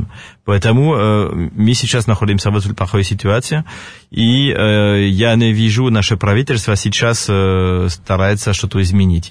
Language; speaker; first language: Russian; non-native, fluent; French